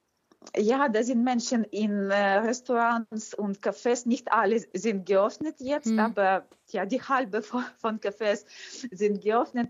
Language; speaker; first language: German; non-native, fluent; Ukrainian